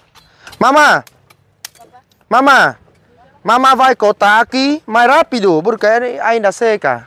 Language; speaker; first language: Portuguese; non-native, learner; Vietnamese